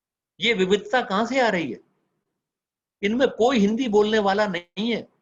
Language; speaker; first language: Hindi; native; Hindi